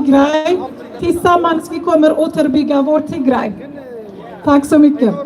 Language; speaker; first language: Swedish; non-native, fluent; Tigrinya